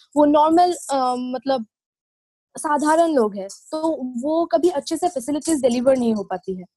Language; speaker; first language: Hindi; non-native, local second language; Assamese